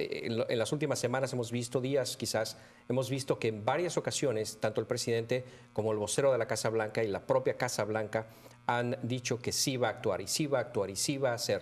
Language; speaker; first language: Spanish; native; Spanish